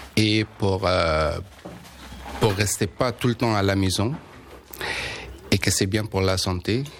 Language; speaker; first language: French; non-native, learner; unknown